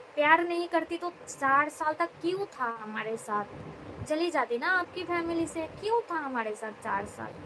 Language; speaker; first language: Hindi; non-native, local second language; Bangla